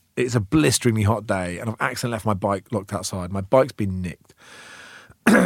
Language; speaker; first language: English; native; English